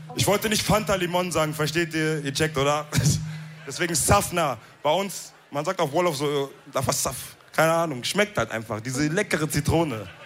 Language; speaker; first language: German; early bilingual, other home language; Wolof